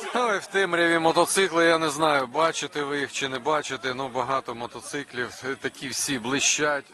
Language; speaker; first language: Ukrainian; non-native, local second language; Russian